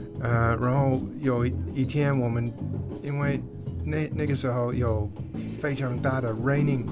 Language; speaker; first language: Chinese; non-native, fluent; English